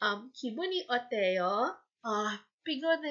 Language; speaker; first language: Korean; non-native, fluent; Filipino